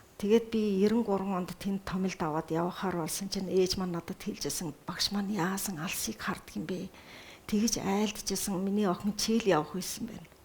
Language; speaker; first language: Mongolian; early bilingual, heritage; Mongolian